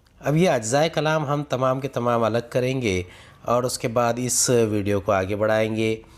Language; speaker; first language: Urdu; native; Urdu